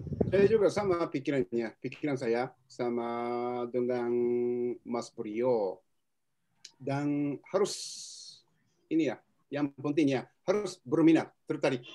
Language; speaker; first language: Indonesian; non-native, fluent; Japanese